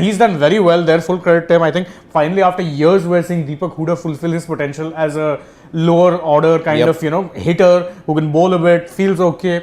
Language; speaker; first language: English; non-native, local second language; Hindi